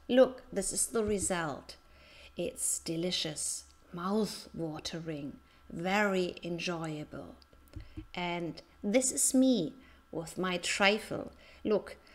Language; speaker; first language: English; non-native, fluent; German